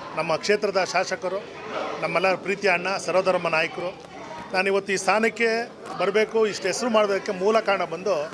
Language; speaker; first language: Kannada; native; Kannada